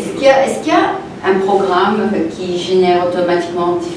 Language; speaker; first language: French; non-native, fluent; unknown